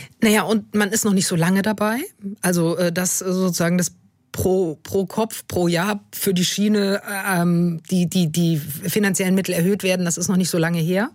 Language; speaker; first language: German; native; German